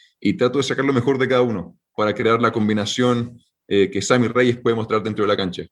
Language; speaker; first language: Spanish; native; Spanish